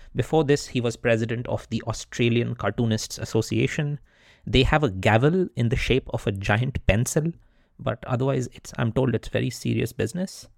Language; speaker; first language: English; non-native, local second language; Bangla